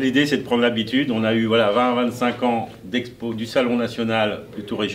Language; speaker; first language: French; native; French